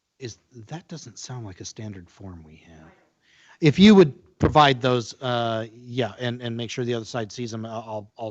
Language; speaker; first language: English; native; English